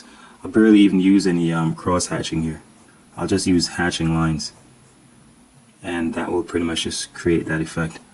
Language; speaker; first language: English; native; English